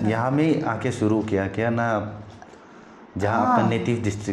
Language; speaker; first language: Hindi; non-native, local second language; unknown